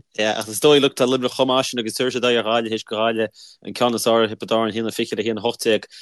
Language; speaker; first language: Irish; native; Irish